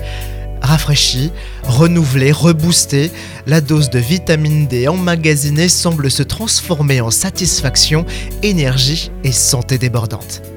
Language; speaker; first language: French; native; French